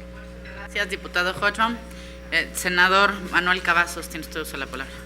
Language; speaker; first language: Spanish; native; Spanish